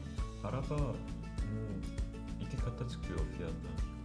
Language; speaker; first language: Turkish; non-native, fluent; Korean